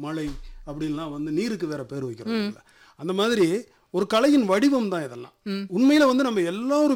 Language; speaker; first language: Tamil; native; Tamil